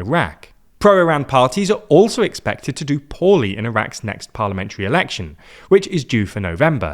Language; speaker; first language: English; native; English